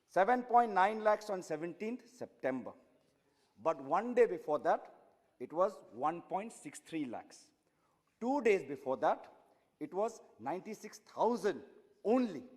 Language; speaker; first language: English; non-native, local second language; Hindi